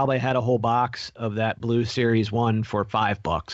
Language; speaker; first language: English; native; English